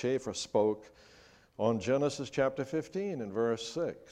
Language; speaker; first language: English; native; English